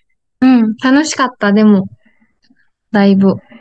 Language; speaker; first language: Japanese; native; Japanese